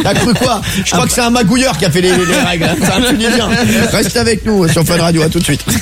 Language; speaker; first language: French; native; French